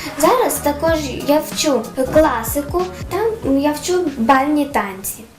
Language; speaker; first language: Ukrainian; non-native, local second language; Russian